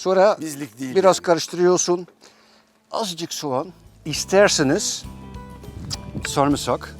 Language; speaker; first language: Turkish; non-native, fluent; Dutch